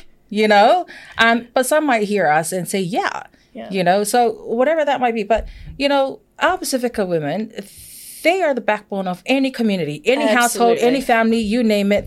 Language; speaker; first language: English; non-native, fluent; Samoan